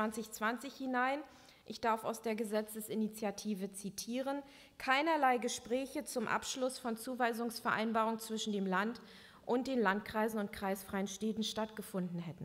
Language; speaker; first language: German; native; German